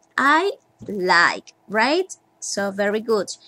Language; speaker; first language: English; non-native, learner; Spanish